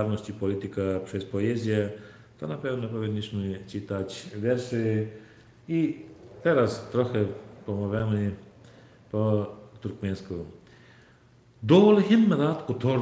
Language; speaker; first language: Polish; non-native, fluent; Turkmen